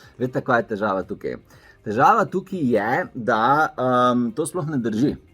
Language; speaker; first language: Slovenian; native; Slovenian